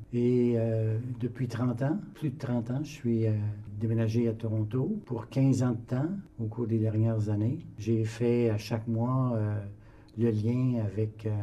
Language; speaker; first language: French; native; French